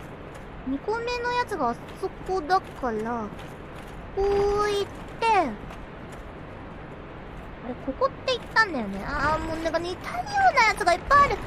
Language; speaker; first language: Japanese; native; Japanese